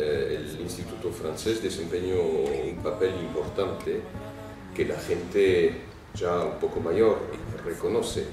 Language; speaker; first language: Spanish; non-native, fluent; French